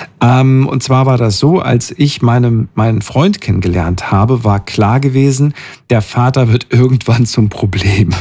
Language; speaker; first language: German; native; German